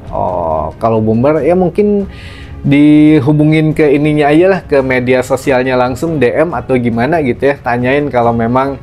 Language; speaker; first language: Indonesian; native; Indonesian